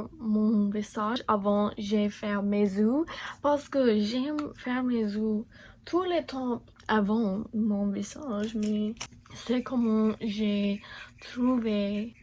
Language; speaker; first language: French; non-native, learner; English